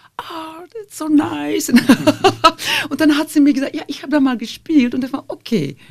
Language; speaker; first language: German; non-native, fluent; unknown